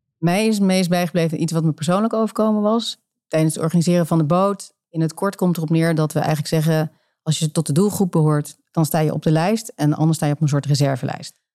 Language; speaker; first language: Dutch; native; Dutch